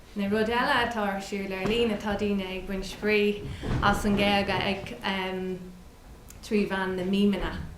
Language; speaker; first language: Irish; non-native, local second language; English